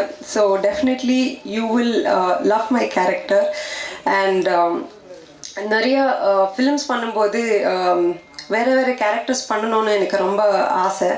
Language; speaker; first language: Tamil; non-native, local second language; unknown